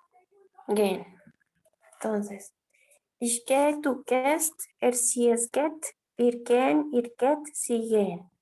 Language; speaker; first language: German; non-native, fluent; Spanish